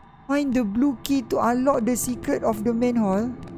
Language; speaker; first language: English; non-native, local second language; Malay